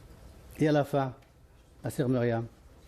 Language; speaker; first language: French; non-native, fluent; Arabic